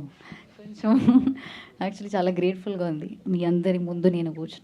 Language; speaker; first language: Telugu; non-native, learner; Malayalam